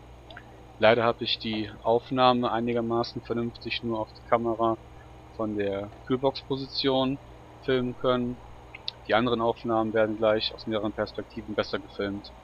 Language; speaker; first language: German; native; German